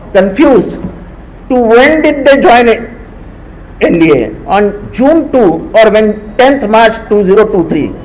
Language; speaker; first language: English; non-native, local second language; Marathi